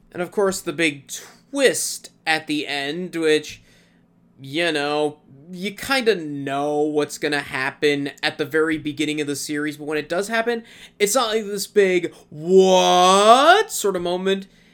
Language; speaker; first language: English; native; English